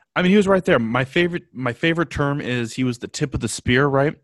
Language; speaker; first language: English; native; English